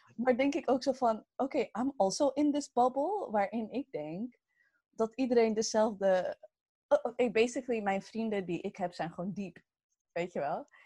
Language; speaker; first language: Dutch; early bilingual, other home language; Arabic